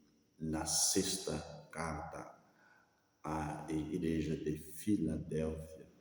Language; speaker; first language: Portuguese; native; Portuguese